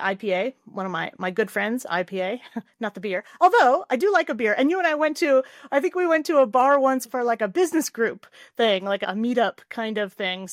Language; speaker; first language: English; native; English